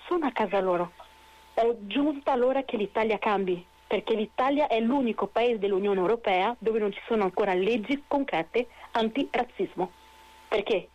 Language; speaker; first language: Italian; non-native, fluent; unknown